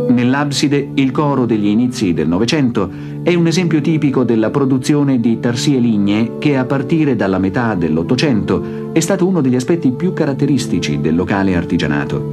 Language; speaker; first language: Italian; native; Italian